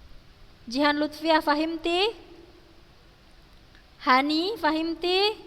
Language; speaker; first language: Arabic; non-native, fluent; Indonesian